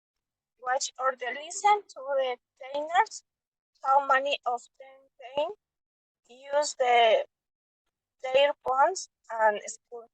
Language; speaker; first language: English; non-native, learner; Spanish